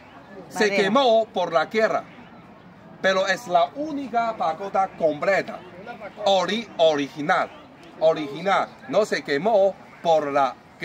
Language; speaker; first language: Spanish; non-native, learner; Chinese